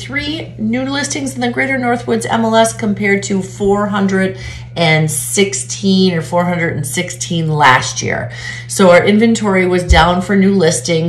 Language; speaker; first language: English; native; English